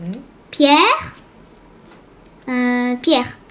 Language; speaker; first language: French; early bilingual, heritage; French